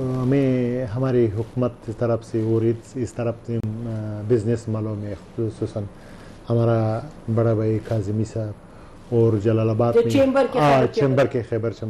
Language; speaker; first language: Hindi; non-native, learner; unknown